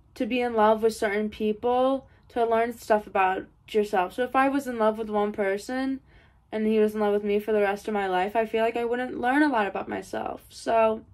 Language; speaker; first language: English; native; English